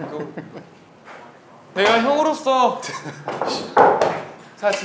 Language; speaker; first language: Korean; native; Korean